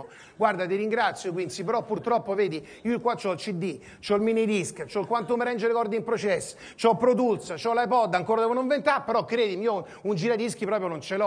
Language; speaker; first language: Italian; native; Italian